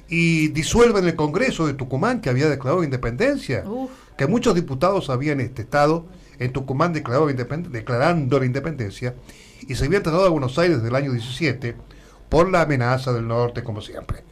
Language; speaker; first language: Spanish; native; Spanish